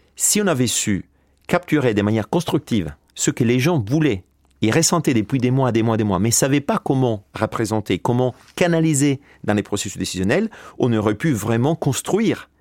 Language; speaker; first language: French; non-native, fluent; Italian